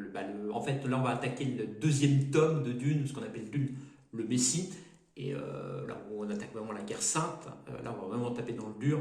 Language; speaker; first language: French; native; French